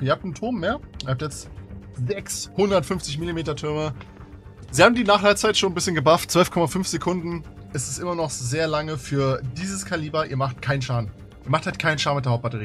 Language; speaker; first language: German; native; German